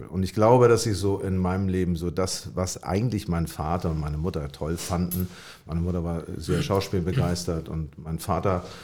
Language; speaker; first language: German; native; German